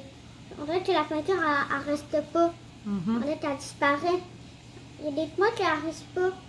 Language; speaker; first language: French; native; French